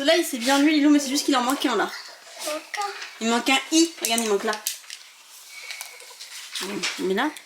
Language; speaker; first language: French; native; French